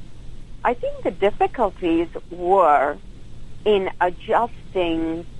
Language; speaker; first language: English; non-native, local second language; Hindi